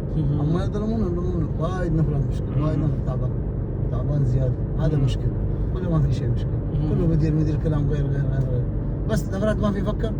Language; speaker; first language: Arabic; non-native, learner; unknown